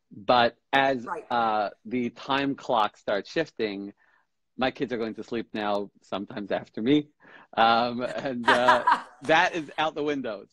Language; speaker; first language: English; native; English